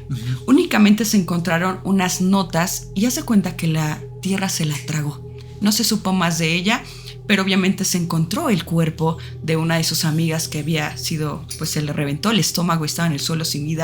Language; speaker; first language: Spanish; native; Spanish